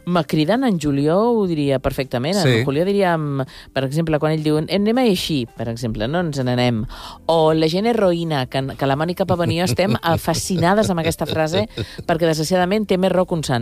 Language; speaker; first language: Catalan; native; Catalan